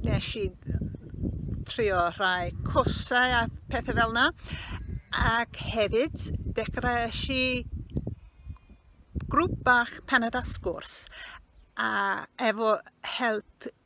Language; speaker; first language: Welsh; non-native, learner; English